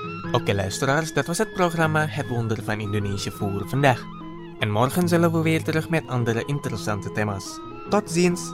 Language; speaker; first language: Dutch; non-native, fluent; Indonesian